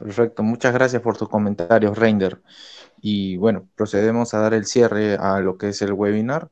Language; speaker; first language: Spanish; native; Spanish